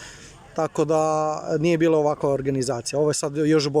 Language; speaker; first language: Bosnian; native; Bosnian